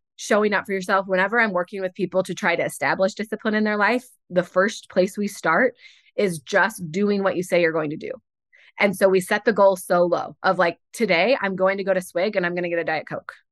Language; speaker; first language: English; native; English